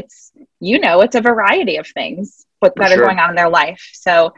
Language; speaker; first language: English; native; English